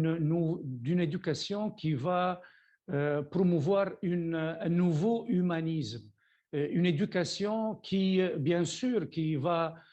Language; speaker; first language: French; non-native, local second language; Arabic